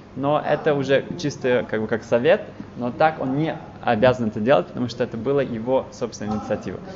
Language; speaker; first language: Russian; early bilingual, heritage; Russian